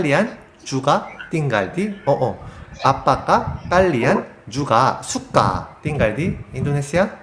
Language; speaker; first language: Indonesian; non-native, learner; Korean